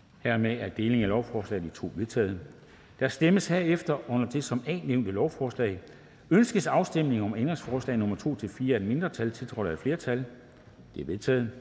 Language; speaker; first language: Danish; native; Danish